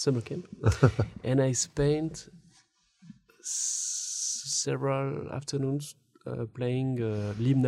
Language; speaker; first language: English; non-native, learner; French